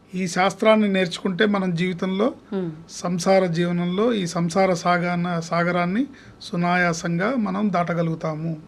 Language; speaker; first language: Telugu; native; Telugu